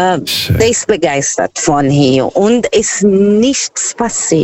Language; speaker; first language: German; non-native, fluent; Portuguese